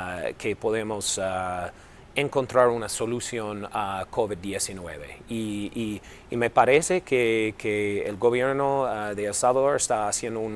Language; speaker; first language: Spanish; non-native, fluent; English